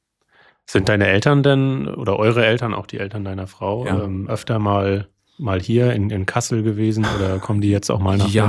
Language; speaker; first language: German; native; German